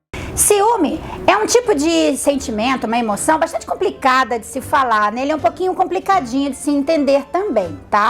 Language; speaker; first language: Portuguese; native; Portuguese